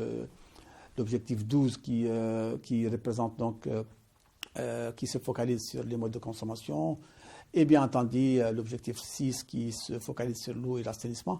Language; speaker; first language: French; non-native, local second language; Arabic